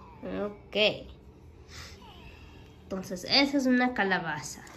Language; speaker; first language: Spanish; early bilingual, heritage; Spanish